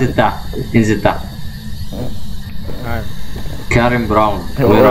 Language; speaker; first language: Arabic; native; Arabic